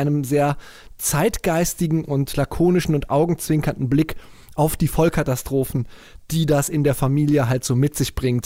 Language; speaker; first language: German; native; German